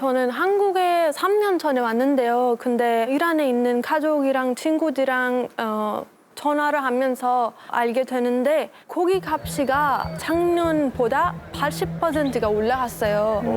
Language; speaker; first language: Korean; non-native, fluent; Persian